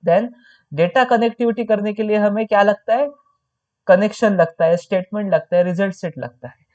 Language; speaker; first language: Hindi; non-native, local second language; Marathi